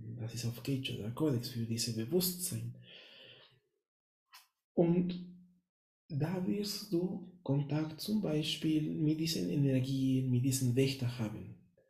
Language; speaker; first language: German; non-native, fluent; Spanish